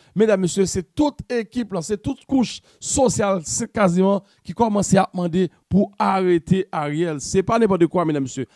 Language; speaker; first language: French; non-native, local second language; Haitian Creole